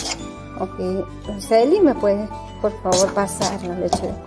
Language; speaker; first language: Portuguese; non-native, learner; Spanish